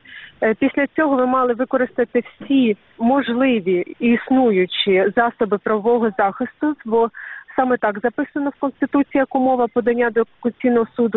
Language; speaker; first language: Ukrainian; native; Ukrainian